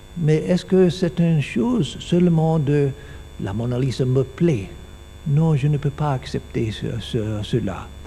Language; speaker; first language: French; non-native, learner; English